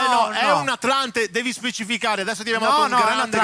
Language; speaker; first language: Italian; native; Italian